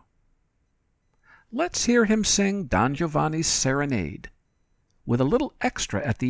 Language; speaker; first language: English; native; English